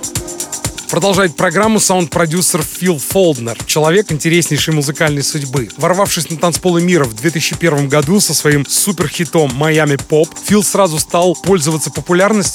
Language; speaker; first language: Russian; native; Russian